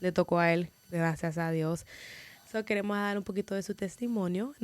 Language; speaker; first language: Spanish; early bilingual, other home language; English